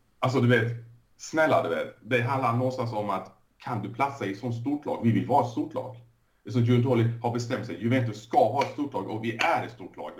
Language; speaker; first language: Swedish; early bilingual, other home language; Persian